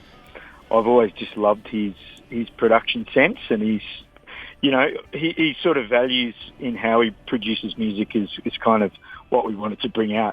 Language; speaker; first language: English; native; English